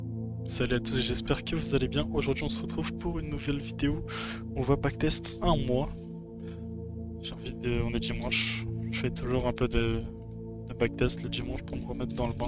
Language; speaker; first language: French; native; French